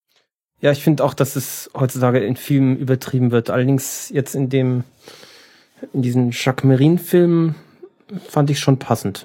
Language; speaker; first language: German; native; German